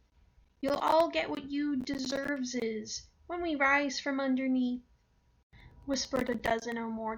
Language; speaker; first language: English; native; English